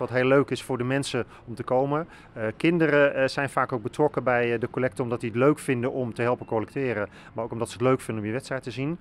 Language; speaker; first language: Dutch; native; Dutch